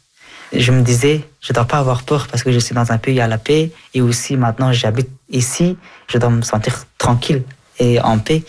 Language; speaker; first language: French; early bilingual, other home language; Persian